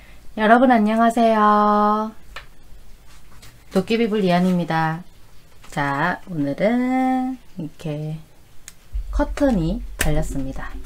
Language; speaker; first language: Korean; native; Korean